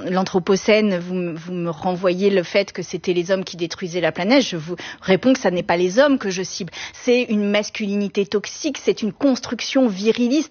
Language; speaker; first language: French; native; French